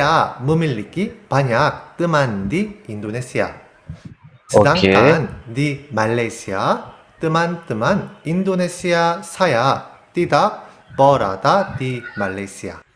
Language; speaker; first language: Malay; non-native, learner; Korean